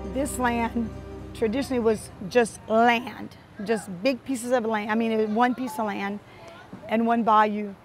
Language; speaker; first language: English; early bilingual, other home language; French